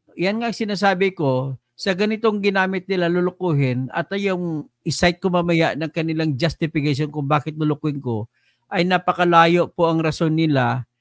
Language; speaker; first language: Filipino; non-native, local second language; Hiligaynon